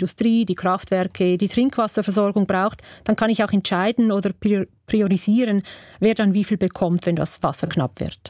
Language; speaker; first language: German; native; German